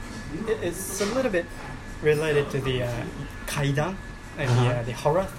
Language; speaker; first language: English; non-native, learner; Japanese